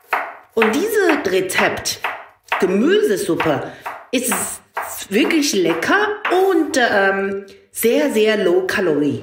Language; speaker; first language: German; non-native, learner; Chinese